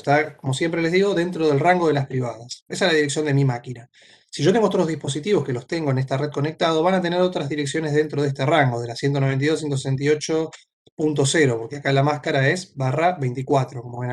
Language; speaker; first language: Spanish; native; Spanish